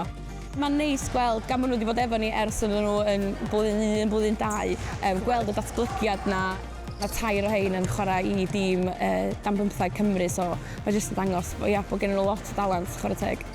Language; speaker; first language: Welsh; native; Welsh